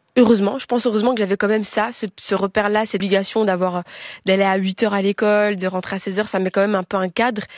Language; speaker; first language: French; native; French